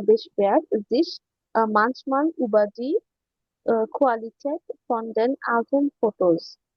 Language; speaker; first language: German; non-native, learner; Bangla